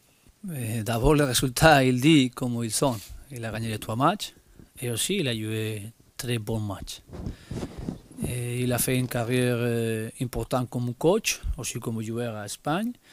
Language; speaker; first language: French; non-native, learner; Spanish